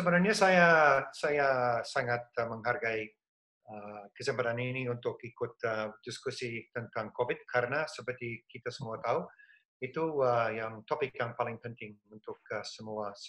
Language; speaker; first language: Indonesian; non-native, fluent; English